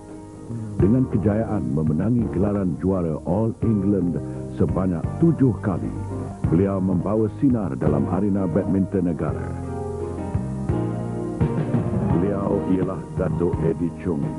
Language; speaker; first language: Malay; native; Malay